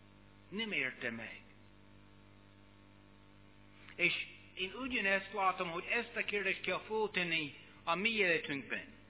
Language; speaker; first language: Hungarian; non-native, learner; English